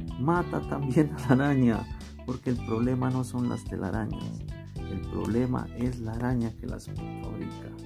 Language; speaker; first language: Spanish; native; Spanish